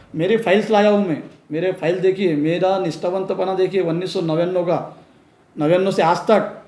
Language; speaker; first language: Hindi; non-native, local second language; Urdu